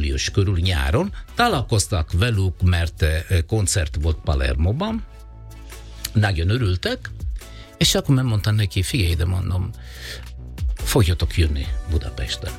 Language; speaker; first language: Hungarian; non-native, learner; Italian